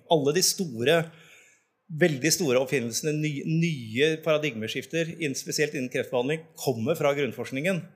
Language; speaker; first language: Norwegian; native; Norwegian